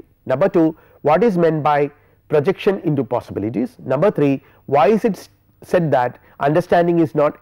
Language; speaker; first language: English; non-native, local second language; Malayalam